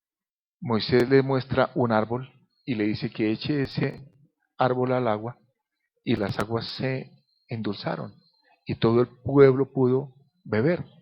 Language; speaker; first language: Spanish; native; Spanish